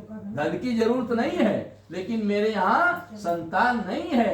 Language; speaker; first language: Hindi; native; Hindi